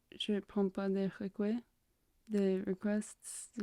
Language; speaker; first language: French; non-native, learner; English